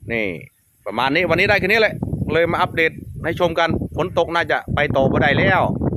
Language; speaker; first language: Thai; non-native, local second language; Northeastern Thai